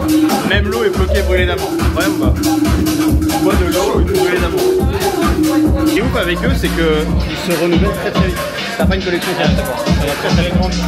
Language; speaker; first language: French; native; French